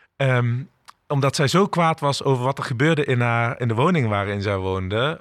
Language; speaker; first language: Dutch; early bilingual, other home language; Turkish